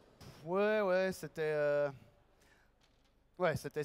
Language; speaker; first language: French; non-native, learner; English